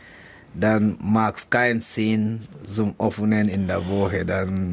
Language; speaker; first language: German; non-native, learner; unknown